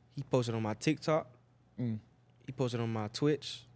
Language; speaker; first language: English; native; English